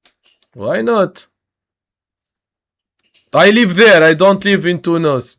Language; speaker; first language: English; non-native, learner; Arabic